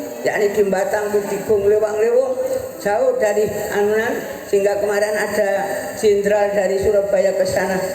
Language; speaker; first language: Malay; non-native, local second language; Javanese